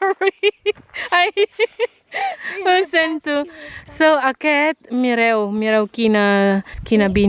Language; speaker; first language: Catalan; non-native, learner; Filipino